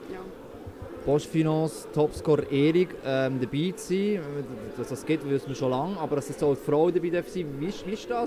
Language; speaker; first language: German; native; German